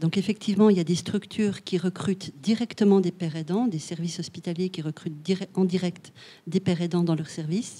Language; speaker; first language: French; native; French